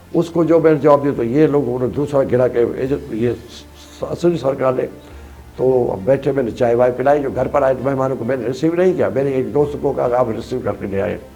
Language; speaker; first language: Urdu; non-native, local second language; Sindhi